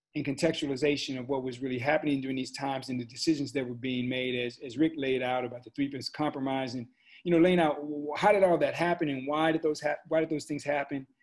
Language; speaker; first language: English; native; English